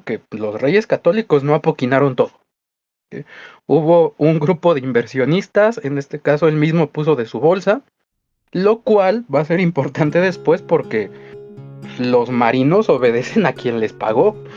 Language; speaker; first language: Spanish; native; Spanish